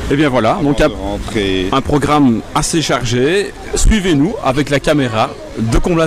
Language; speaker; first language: French; native; French